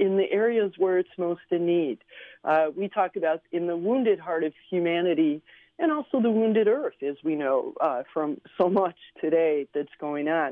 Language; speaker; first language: English; early bilingual, other home language; Slovenian